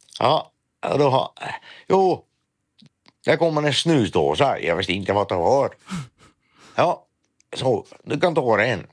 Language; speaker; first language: Swedish; non-native, learner; Dutch